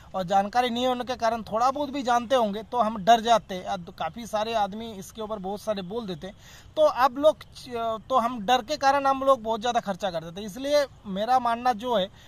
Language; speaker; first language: Hindi; non-native, local second language; Bangla